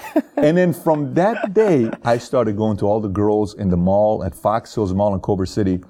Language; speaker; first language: English; non-native, fluent; Persian